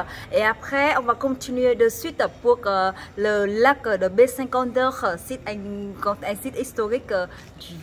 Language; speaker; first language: French; non-native, learner; Vietnamese